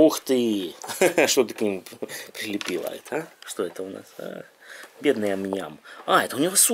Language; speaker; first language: Russian; native; Russian